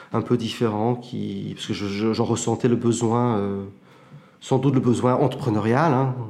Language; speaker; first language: French; early bilingual, heritage; French